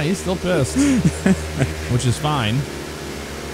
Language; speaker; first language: English; native; English